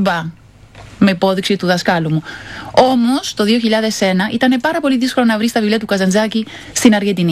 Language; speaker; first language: Greek; non-native, fluent; Spanish